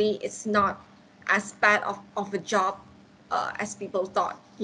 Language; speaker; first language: English; non-native, local second language; Cantonese